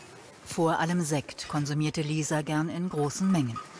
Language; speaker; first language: German; native; German